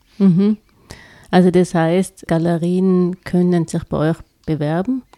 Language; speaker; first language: German; native; German